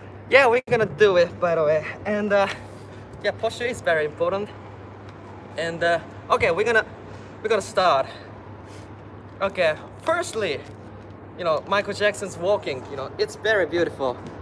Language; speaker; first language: English; non-native, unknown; Japanese